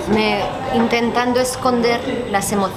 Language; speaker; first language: French; non-native, learner; Spanish